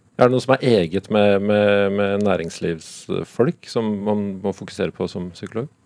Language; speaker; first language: Norwegian; native; Norwegian